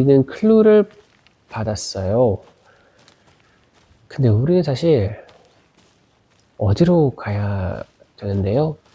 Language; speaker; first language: Korean; non-native, learner; Indonesian